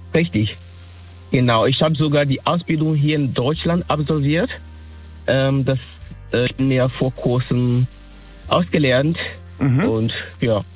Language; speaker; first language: German; non-native, fluent; French